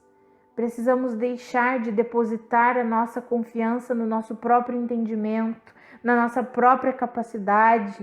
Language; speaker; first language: Portuguese; native; Portuguese